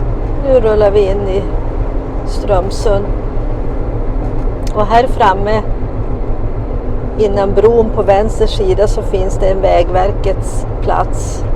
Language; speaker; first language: Swedish; native; Swedish